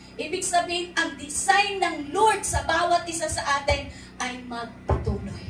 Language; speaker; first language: Filipino; non-native, local second language; Cebuano